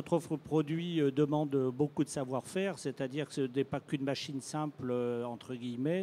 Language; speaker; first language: French; native; French